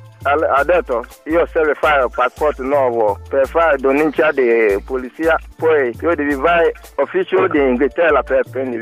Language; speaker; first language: Italian; non-native, learner; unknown